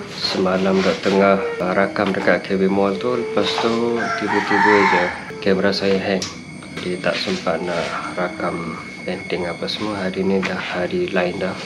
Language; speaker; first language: Malay; non-native, fluent; Western Cham